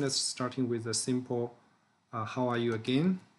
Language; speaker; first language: English; non-native, fluent; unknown